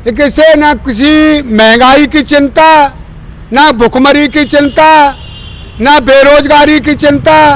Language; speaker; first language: Hindi; native; Hindi